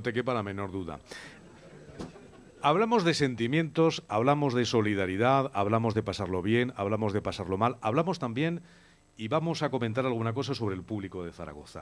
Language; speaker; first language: Spanish; native; Spanish